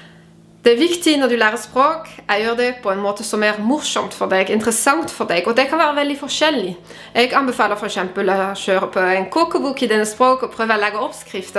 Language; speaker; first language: Norwegian; non-native, fluent; French